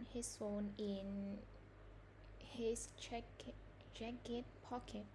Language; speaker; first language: English; non-native, learner; Vietnamese